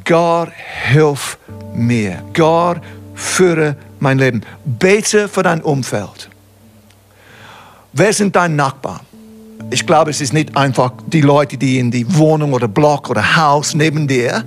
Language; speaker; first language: German; non-native, fluent; English